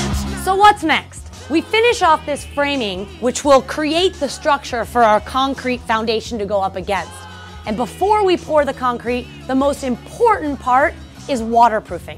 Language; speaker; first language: English; native; English